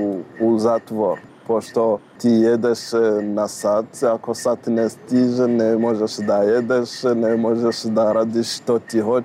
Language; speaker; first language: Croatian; non-native, learner; Rundi